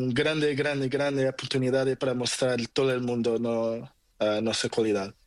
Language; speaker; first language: Spanish; non-native, learner; Portuguese